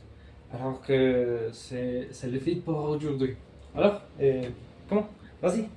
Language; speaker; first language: French; non-native, fluent; Spanish